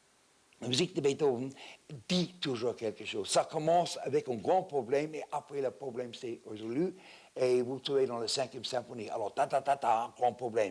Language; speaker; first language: French; non-native, fluent; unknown